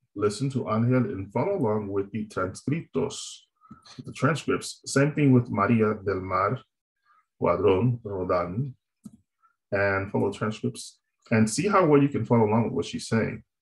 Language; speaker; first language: English; native; English